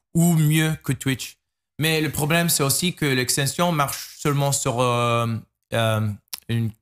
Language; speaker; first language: French; non-native, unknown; English